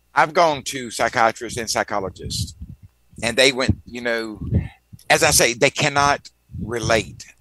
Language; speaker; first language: English; native; English